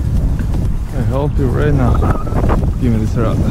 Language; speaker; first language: English; non-native, learner; Ukrainian